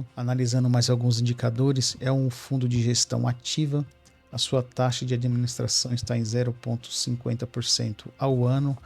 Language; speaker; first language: Portuguese; native; Portuguese